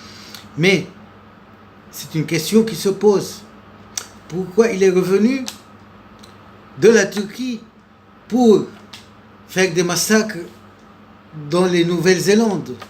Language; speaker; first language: French; non-native, local second language; Arabic